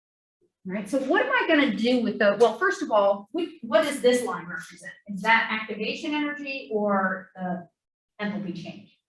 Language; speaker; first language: English; native; English